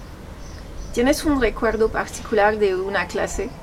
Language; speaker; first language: Spanish; non-native, fluent; French